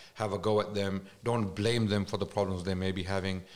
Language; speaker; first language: English; non-native, local second language; Urdu